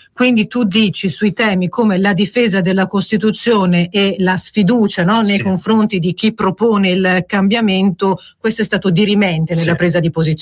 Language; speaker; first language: Italian; native; Italian